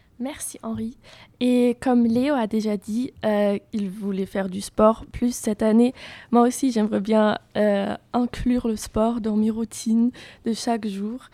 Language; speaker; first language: French; non-native, fluent; German